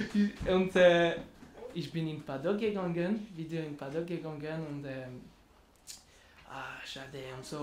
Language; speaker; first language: German; non-native, learner; French